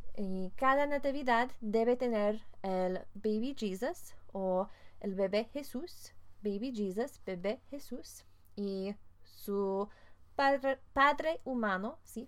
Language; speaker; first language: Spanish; non-native, fluent; English